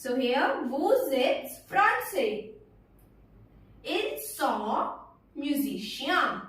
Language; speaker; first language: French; non-native, fluent; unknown